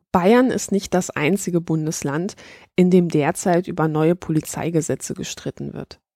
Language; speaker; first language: German; early bilingual, other home language; Polish